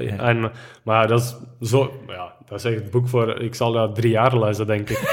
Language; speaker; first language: Dutch; non-native, fluent; Czech